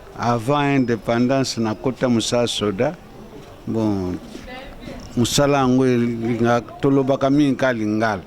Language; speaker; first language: Lingala; non-native, local second language; Kongo